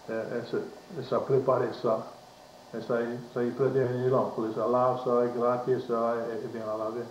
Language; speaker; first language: French; native; French